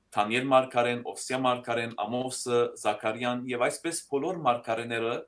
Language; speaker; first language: Armenian; early bilingual, heritage; Armenian